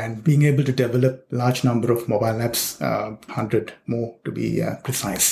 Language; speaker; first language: English; non-native, local second language; Sinhala